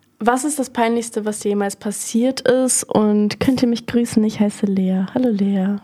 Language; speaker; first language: German; native; German